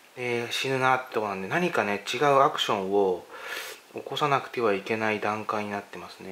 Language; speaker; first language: Japanese; native; Japanese